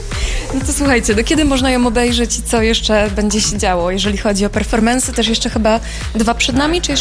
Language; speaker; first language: Polish; native; Polish